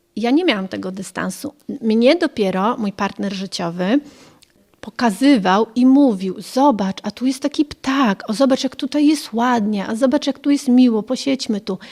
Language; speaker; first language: Polish; native; Polish